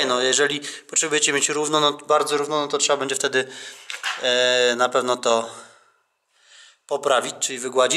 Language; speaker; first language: Polish; native; Polish